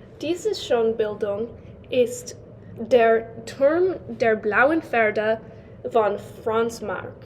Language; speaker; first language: German; non-native, learner; English